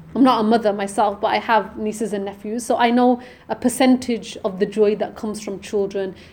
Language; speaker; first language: English; native; English